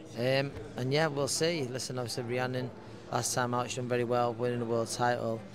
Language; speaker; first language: English; native; English